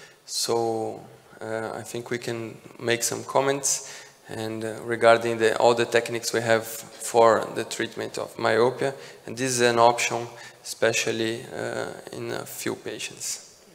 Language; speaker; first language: English; non-native, fluent; Portuguese